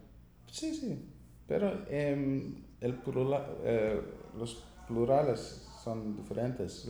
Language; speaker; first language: Spanish; non-native, learner; English